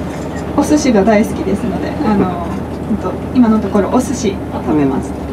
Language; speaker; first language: Japanese; non-native, fluent; French